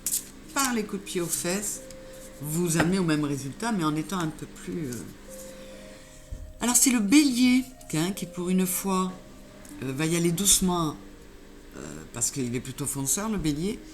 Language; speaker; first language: French; native; French